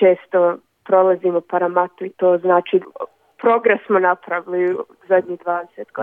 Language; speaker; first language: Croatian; early bilingual, other home language; Bosnian